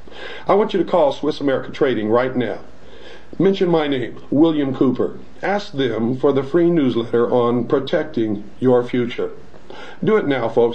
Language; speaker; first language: English; native; English